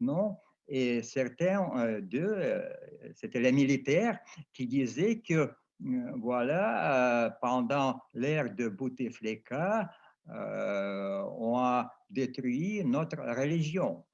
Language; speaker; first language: French; non-native, fluent; Russian